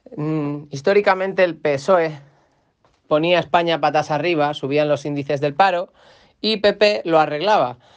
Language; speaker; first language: Spanish; native; Spanish